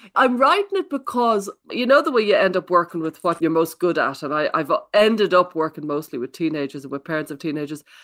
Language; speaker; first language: English; native; English